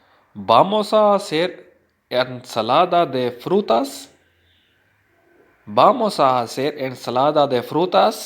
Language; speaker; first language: Spanish; non-native, fluent; Urdu